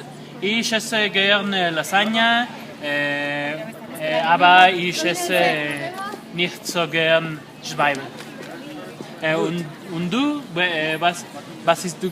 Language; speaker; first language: German; non-native, learner; Spanish